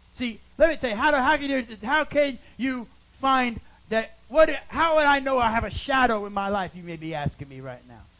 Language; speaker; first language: English; native; English